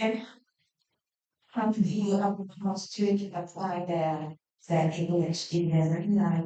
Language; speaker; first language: English; non-native, learner; Thai